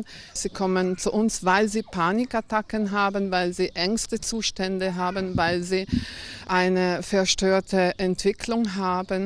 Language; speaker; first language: German; non-native, fluent; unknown